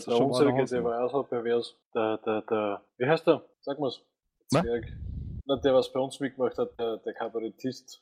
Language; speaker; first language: German; native; German